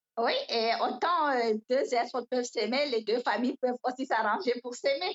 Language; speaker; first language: French; non-native, local second language; Fula